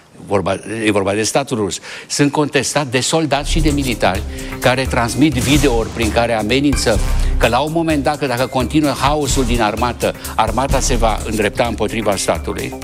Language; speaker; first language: Romanian; native; Romanian